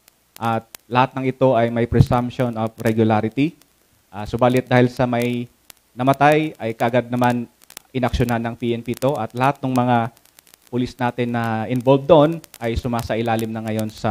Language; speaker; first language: Filipino; native; Filipino